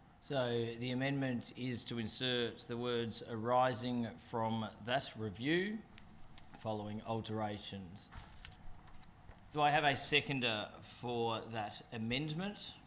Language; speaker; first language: English; native; English